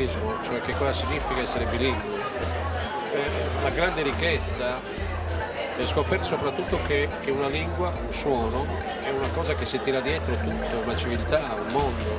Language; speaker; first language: Italian; native; Italian